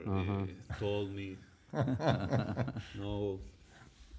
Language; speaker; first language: English; non-native, learner; Spanish